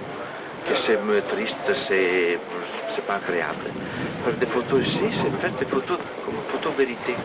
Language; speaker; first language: French; non-native, fluent; Italian